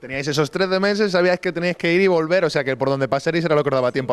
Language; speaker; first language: Spanish; native; Spanish